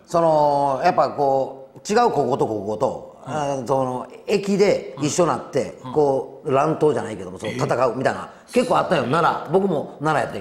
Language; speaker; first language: Japanese; native; Japanese